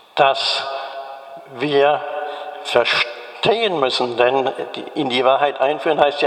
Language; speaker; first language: German; native; German